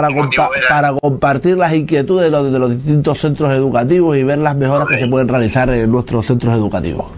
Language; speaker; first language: Spanish; native; Spanish